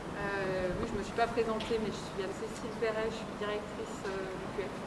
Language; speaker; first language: French; native; French